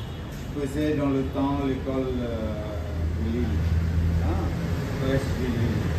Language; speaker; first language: French; non-native, fluent; Vietnamese